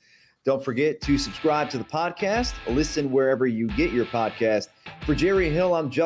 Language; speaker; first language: English; native; English